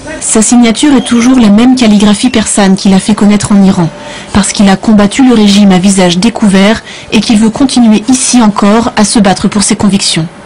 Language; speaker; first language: French; native; French